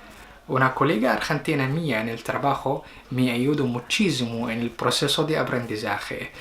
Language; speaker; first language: Spanish; non-native, learner; Arabic